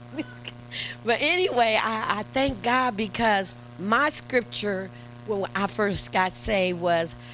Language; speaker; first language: English; native; English